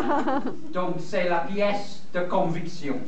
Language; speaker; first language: French; non-native, learner; English